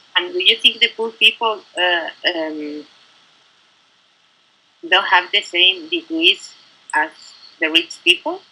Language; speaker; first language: English; non-native, learner; Spanish